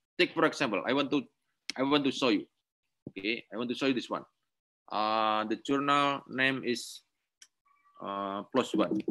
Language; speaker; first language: English; non-native, learner; Indonesian